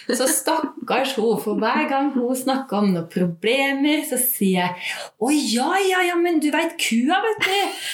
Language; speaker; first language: Norwegian; native; Norwegian